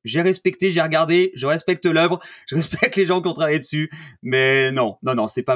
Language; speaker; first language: French; native; French